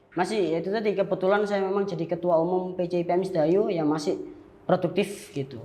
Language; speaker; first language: Indonesian; non-native, local second language; Javanese